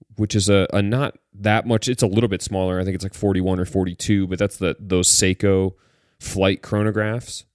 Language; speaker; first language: English; native; English